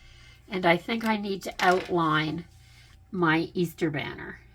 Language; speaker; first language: English; native; English